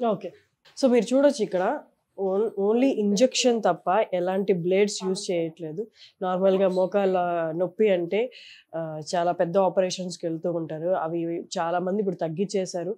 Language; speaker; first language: Telugu; native; Telugu